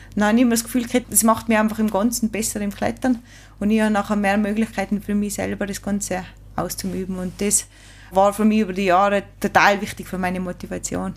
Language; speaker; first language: German; native; German